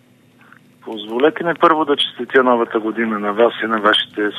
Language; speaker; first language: Bulgarian; native; Bulgarian